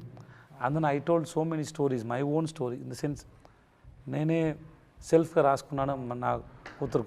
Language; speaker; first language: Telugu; non-native, learner; Tamil